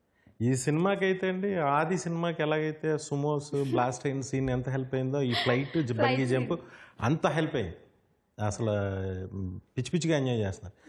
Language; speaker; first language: Telugu; native; Telugu